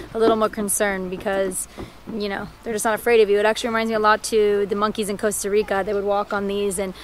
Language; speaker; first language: English; native; English